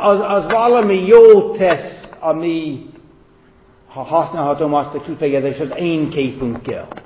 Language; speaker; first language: Hungarian; non-native, fluent; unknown